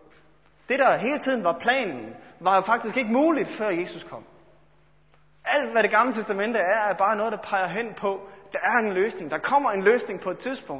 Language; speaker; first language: Danish; native; Danish